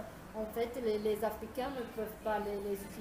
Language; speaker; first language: French; non-native, fluent; Italian